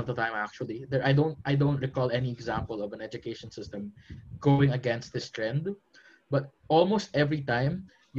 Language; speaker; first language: English; non-native, local second language; Filipino